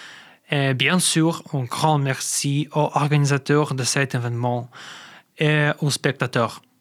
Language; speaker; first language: French; non-native, learner; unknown